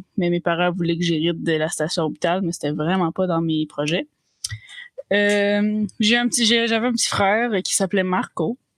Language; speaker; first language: French; native; French